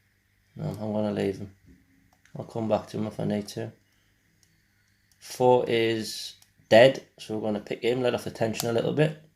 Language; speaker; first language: English; native; English